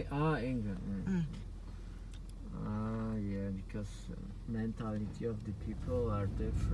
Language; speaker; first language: English; non-native, learner; Polish